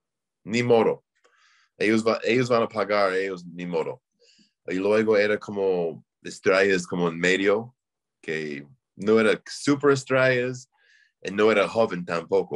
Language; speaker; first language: Spanish; non-native, learner; English